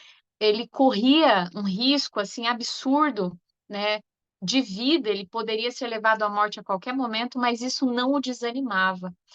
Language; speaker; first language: Portuguese; native; Portuguese